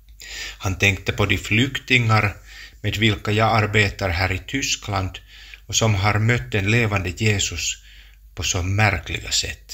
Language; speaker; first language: Swedish; non-native, local second language; Finnish